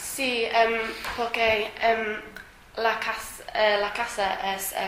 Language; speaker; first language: Spanish; non-native, learner; English